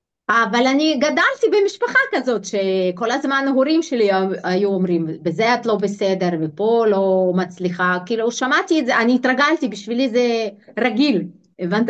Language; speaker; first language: Hebrew; non-native, fluent; Russian